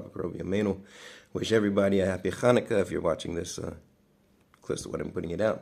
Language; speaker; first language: English; native; English